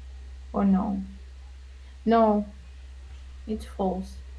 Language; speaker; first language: English; non-native, learner; Russian